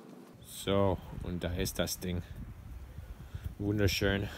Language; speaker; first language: German; non-native, fluent; English